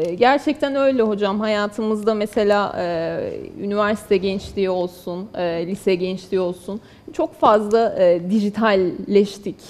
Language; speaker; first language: Turkish; native; Turkish